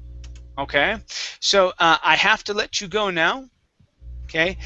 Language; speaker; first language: English; native; English